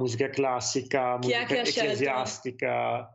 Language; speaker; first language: Italian; non-native, learner; German